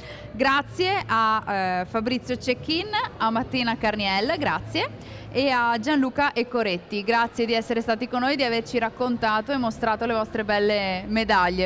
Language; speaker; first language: Italian; native; Italian